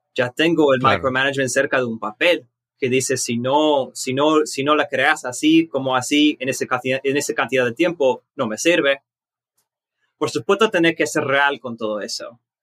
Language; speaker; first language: Spanish; early bilingual, heritage; Spanish